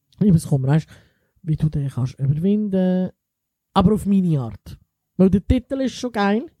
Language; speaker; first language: German; early bilingual, other home language; Italian